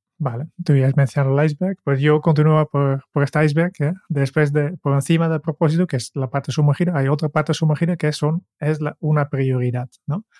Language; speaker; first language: Spanish; non-native, fluent; Dutch